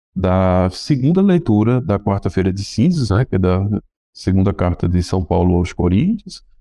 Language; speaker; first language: Portuguese; native; Portuguese